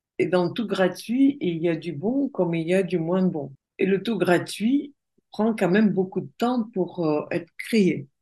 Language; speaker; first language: French; non-native, fluent; Russian